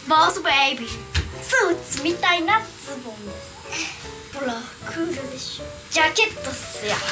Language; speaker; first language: Japanese; native; Japanese